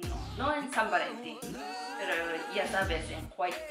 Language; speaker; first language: Spanish; non-native, learner; Japanese